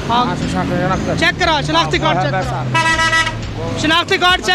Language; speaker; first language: Urdu; non-native, local second language; Punjabi